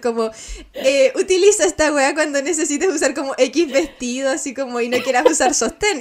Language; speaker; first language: Spanish; native; Spanish